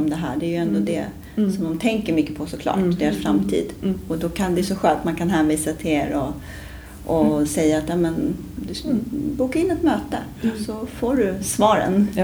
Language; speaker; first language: Swedish; native; Swedish